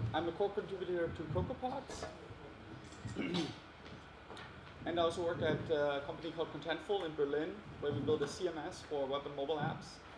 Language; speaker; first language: English; non-native, fluent; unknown